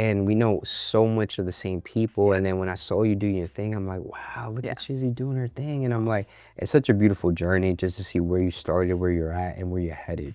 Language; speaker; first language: English; native; English